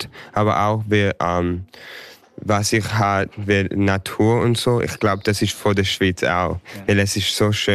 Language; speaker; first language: German; early bilingual, heritage; English